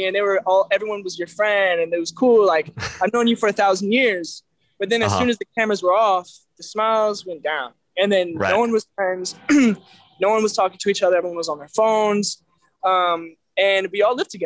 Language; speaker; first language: English; native; English